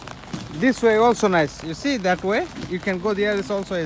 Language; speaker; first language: English; non-native, learner; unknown